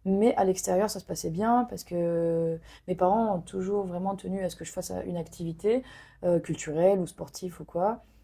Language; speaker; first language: French; non-native, local second language; Arabic